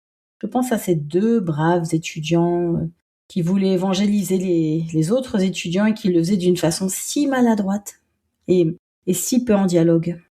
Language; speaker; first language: French; native; French